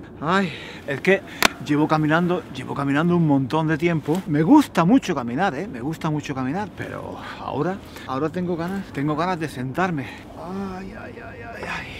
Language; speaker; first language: Spanish; native; Spanish